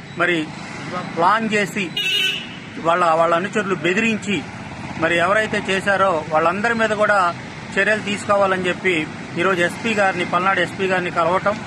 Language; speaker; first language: Telugu; native; Telugu